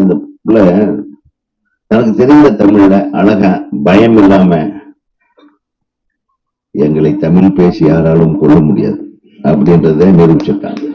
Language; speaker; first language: Tamil; native; Tamil